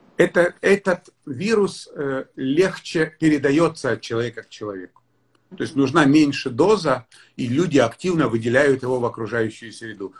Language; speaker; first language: Russian; native; Russian